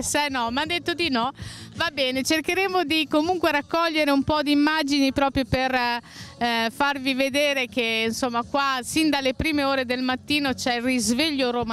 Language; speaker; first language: Italian; native; Italian